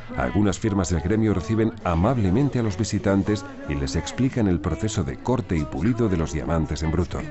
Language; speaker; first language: Spanish; native; Spanish